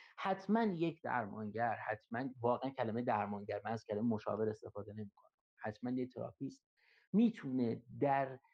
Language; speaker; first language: Persian; native; Persian